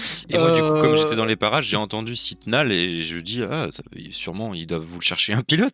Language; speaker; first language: French; native; French